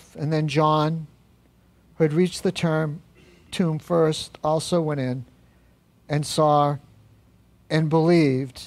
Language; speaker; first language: English; native; English